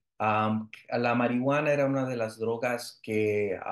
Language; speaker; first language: Spanish; early bilingual, heritage; Spanish